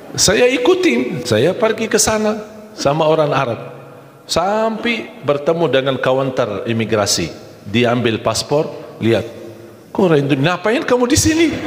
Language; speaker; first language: Malay; non-native, fluent; Arabic